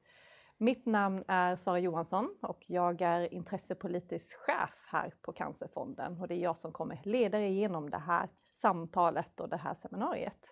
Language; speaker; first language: Swedish; native; Swedish